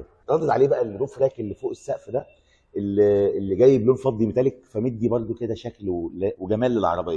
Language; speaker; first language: Arabic; native; Arabic